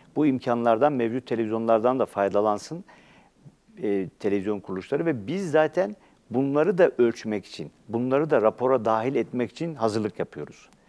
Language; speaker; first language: Turkish; native; Turkish